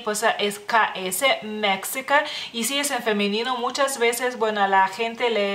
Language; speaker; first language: Spanish; non-native, fluent; Lithuanian